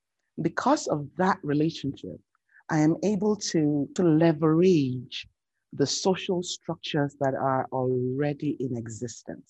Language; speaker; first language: English; non-native, local second language; Yoruba